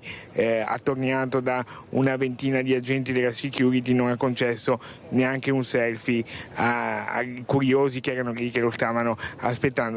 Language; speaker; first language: Italian; native; Italian